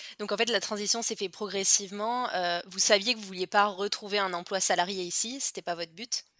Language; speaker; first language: French; native; French